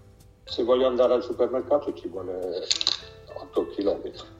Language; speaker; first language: Italian; non-native, fluent; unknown